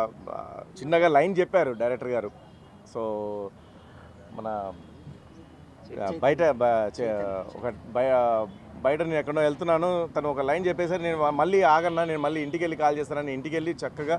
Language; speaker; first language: Telugu; native; Telugu